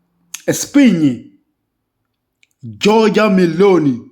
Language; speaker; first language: Italian; non-native, learner; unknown